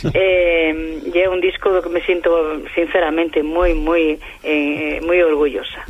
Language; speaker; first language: Galician; early bilingual, heritage; Galician